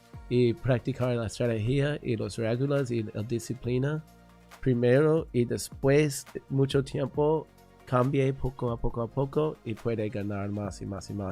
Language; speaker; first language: Spanish; non-native, learner; English